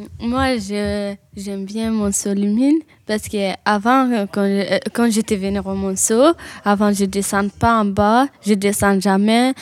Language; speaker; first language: French; non-native, learner; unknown